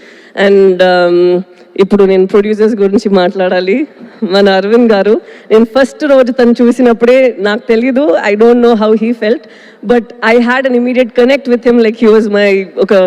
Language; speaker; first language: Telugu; non-native, local second language; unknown